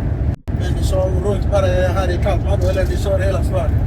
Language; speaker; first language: Swedish; non-native, fluent; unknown